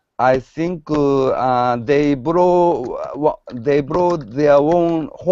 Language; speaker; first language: English; non-native, learner; Japanese